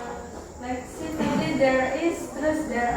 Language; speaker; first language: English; non-native, learner; Indonesian